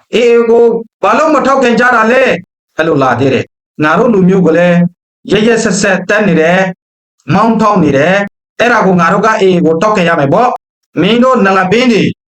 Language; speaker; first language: Burmese; non-native, local second language; Rohingya